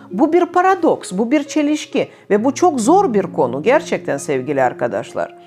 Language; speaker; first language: Turkish; non-native, fluent; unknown